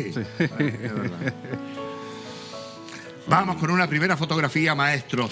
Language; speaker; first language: Spanish; native; Spanish